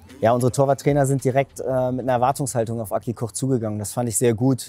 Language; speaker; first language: German; native; German